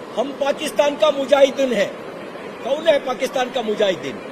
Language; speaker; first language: Kannada; native; Kannada